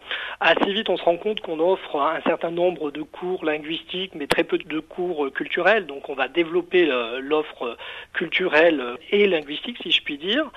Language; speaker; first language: French; native; French